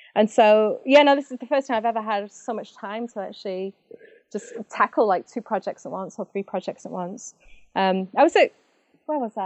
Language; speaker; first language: English; native; English